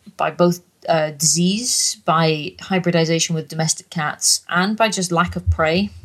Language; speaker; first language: English; native; English